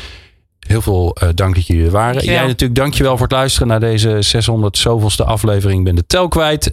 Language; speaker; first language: Dutch; native; Dutch